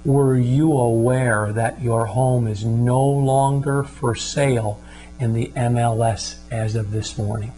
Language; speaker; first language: English; native; English